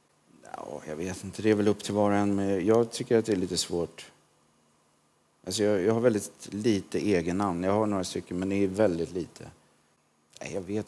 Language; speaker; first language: Swedish; native; Swedish